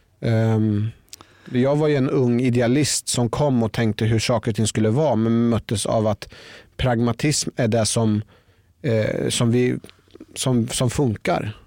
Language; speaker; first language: Swedish; early bilingual, other home language; Persian